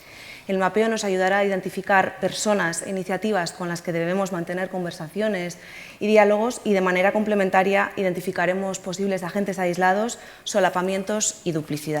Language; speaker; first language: Spanish; native; Spanish